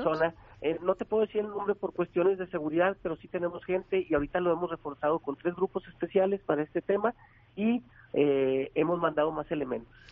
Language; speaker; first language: Spanish; native; Spanish